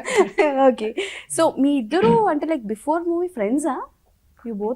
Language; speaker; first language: Telugu; native; Telugu